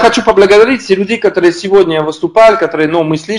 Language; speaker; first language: Russian; non-native, learner; French